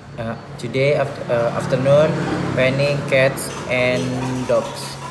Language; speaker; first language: English; non-native, learner; Indonesian